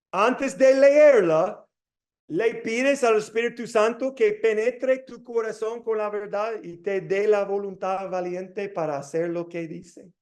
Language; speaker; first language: Spanish; non-native, fluent; English